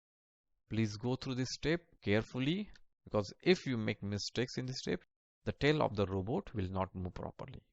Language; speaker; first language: English; non-native, local second language; Marathi